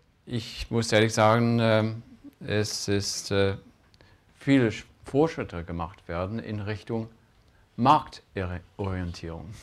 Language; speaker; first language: German; non-native, fluent; English